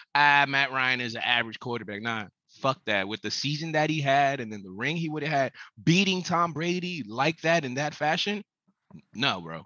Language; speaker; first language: English; early bilingual, other home language; Spanish